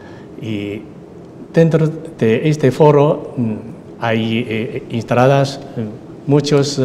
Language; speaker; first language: Spanish; non-native, fluent; Chinese